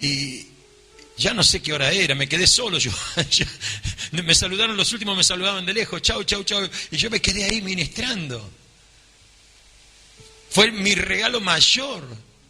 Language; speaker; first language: Spanish; native; Spanish